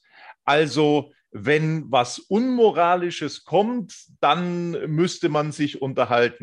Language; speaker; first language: German; native; German